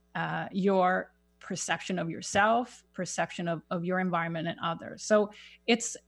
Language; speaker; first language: English; non-native, fluent; Swedish